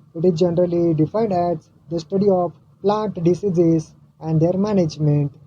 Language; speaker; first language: English; non-native, local second language; Marathi